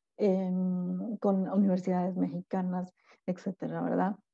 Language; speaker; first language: Spanish; native; Spanish